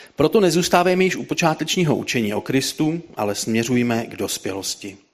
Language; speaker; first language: Czech; native; Czech